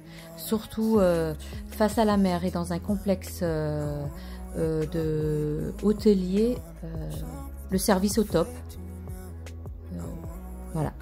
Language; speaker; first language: French; non-native, local second language; Arabic